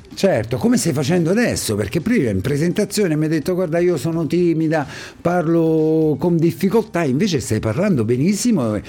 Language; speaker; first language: Italian; native; Italian